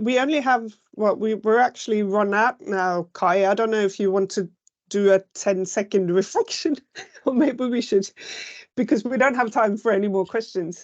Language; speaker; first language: English; non-native, fluent; Norwegian